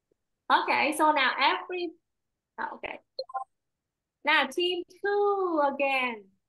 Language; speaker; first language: English; non-native, fluent; Vietnamese